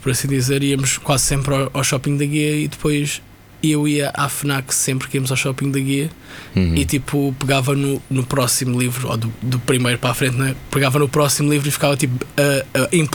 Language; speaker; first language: Portuguese; native; Portuguese